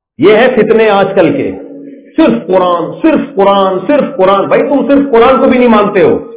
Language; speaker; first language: Urdu; native; Urdu